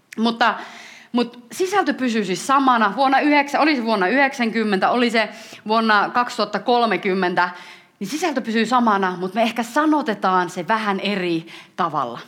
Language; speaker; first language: Finnish; native; Finnish